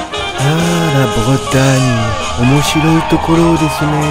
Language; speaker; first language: Japanese; non-native, learner; French